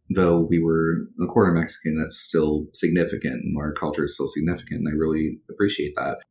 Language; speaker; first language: English; early bilingual, other home language; Spanish